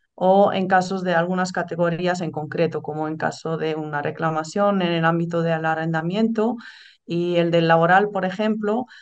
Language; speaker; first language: Spanish; non-native, fluent; Dutch